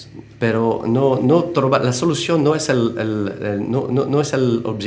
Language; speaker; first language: Catalan; non-native, fluent; French